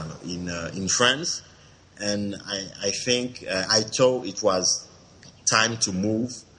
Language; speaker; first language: English; non-native, local second language; French